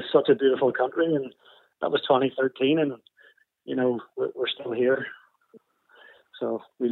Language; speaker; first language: English; native; English